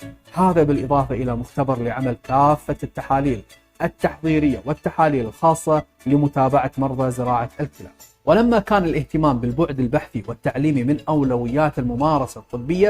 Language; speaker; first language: Arabic; native; Arabic